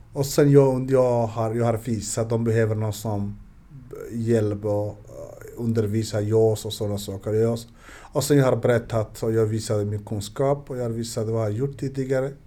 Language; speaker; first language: Swedish; non-native, learner; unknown